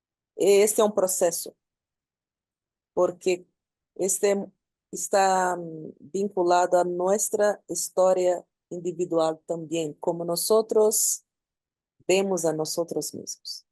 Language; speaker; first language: Spanish; non-native, learner; Portuguese